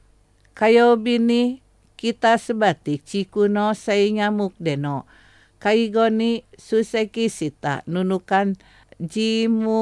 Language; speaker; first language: Japanese; non-native, fluent; Indonesian